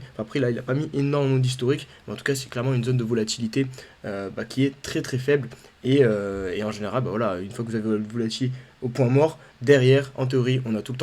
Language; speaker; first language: French; native; French